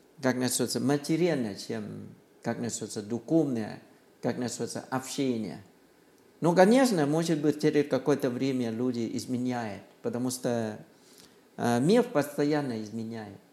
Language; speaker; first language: Russian; non-native, learner; Thai